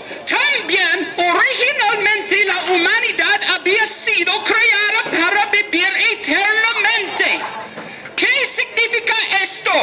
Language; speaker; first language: Spanish; non-native, learner; English